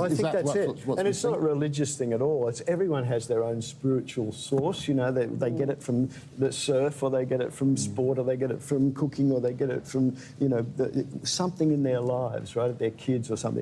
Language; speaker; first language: English; native; English